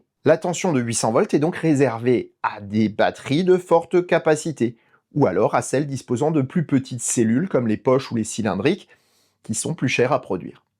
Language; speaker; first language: French; native; French